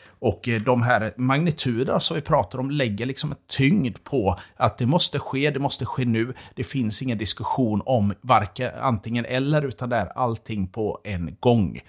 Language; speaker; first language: Swedish; native; Swedish